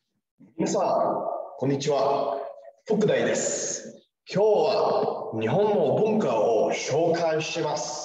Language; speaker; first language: Japanese; non-native, learner; English